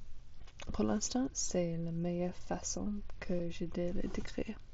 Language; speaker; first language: French; non-native, fluent; English